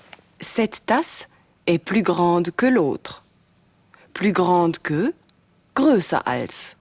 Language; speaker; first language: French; non-native, fluent; German